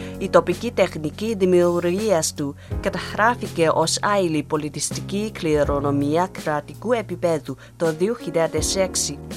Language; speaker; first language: Greek; non-native, fluent; Chinese